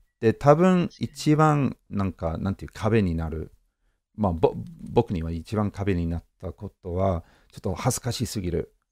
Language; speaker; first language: Japanese; non-native, fluent; English